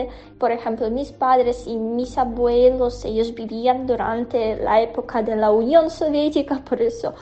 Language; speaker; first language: Spanish; non-native, fluent; Ukrainian